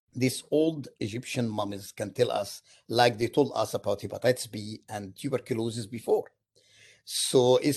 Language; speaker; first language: English; non-native, fluent; Arabic